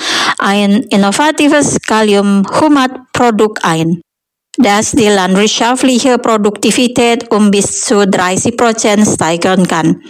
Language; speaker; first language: German; non-native, fluent; Indonesian